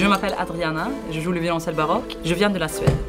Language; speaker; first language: French; non-native, fluent; Swedish